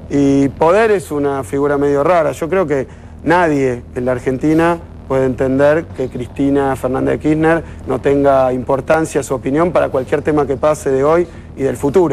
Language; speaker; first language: Spanish; native; Spanish